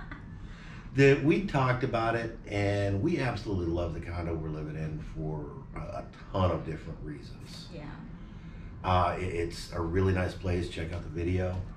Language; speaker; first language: English; native; English